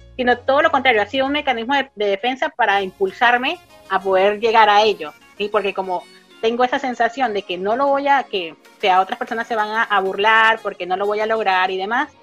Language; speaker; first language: Spanish; native; Spanish